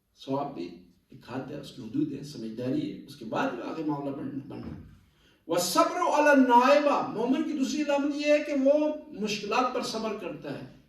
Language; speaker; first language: Urdu; non-native, local second language; Punjabi